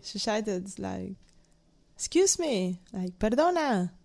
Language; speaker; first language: English; non-native, fluent; Spanish